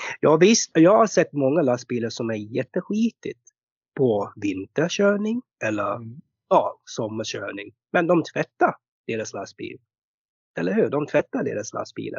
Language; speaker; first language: Swedish; non-native, fluent; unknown